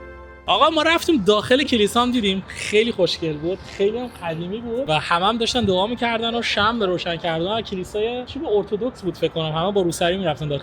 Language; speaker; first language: Persian; native; Persian